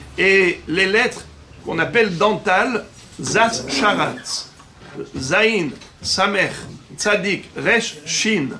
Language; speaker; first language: French; native; French